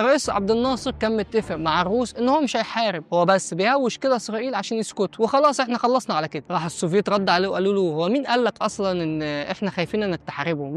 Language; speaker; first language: Arabic; native; Arabic